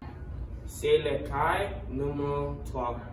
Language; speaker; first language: French; non-native, learner; English